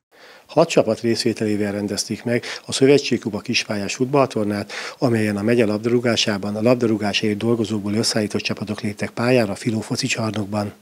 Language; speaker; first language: Hungarian; native; Hungarian